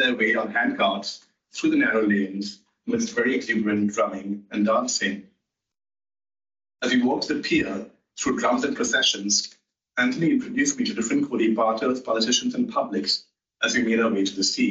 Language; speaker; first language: English; non-native, local second language; Hindi